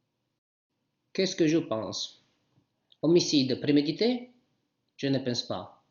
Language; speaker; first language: French; non-native, learner; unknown